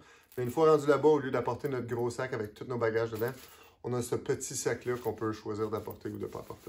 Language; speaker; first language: French; native; French